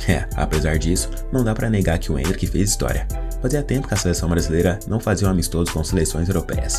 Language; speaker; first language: Portuguese; native; Portuguese